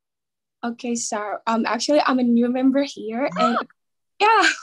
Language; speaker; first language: English; non-native, fluent; Indonesian